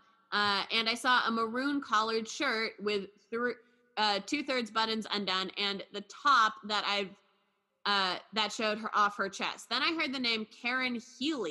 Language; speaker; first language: English; native; English